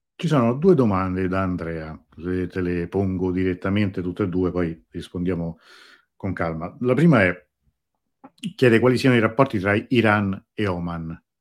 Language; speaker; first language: Italian; native; Italian